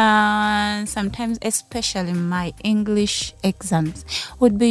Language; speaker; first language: English; non-native, local second language; Ganda